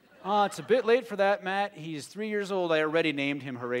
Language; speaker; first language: English; native; English